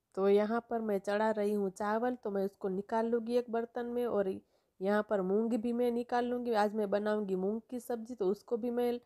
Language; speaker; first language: Hindi; non-native, local second language; Gujarati